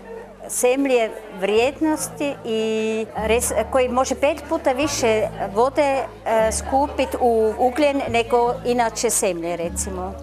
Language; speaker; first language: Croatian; non-native, learner; German